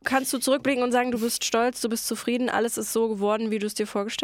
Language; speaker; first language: German; native; German